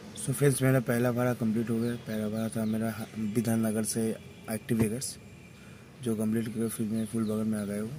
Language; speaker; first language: Hindi; non-native, local second language; Bangla